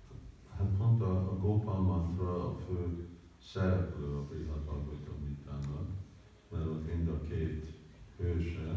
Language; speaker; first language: Hungarian; early bilingual, heritage; Hungarian